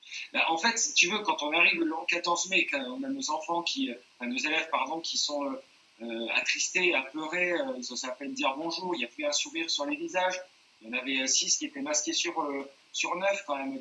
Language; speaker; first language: French; native; French